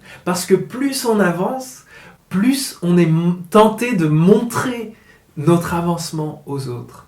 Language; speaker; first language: French; native; French